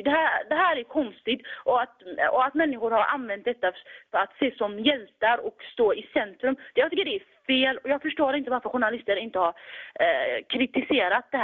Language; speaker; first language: Swedish; early bilingual, other home language; Tigrinya